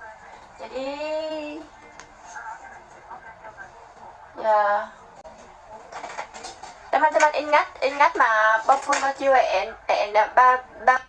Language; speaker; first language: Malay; non-native, learner; Vietnamese